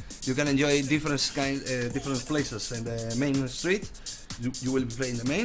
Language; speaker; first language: English; non-native, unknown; Spanish